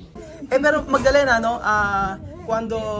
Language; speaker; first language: Spanish; non-native, learner; Filipino